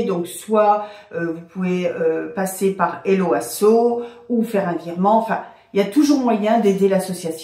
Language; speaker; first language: French; native; French